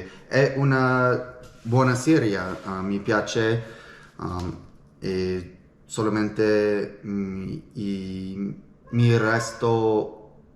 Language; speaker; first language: Italian; non-native, learner; English